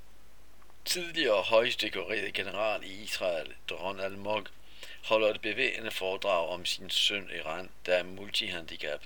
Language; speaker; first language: Danish; native; Danish